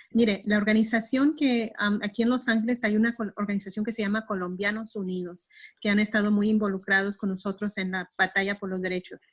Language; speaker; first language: Spanish; early bilingual, heritage; Spanish